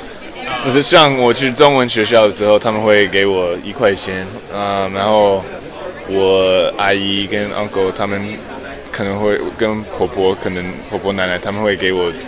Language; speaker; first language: Chinese; early bilingual, heritage; English